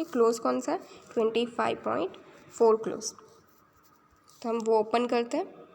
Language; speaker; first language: Hindi; native; Hindi